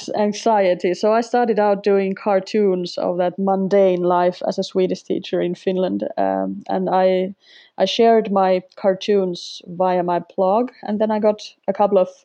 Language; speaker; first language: English; non-native, fluent; Finnish